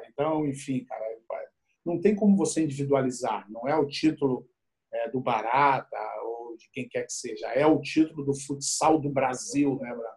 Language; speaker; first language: Portuguese; native; Portuguese